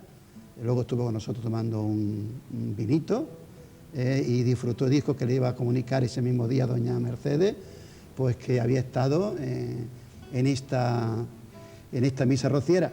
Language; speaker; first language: Spanish; native; Spanish